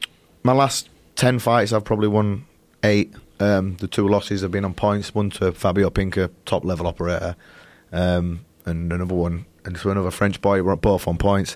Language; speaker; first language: English; native; English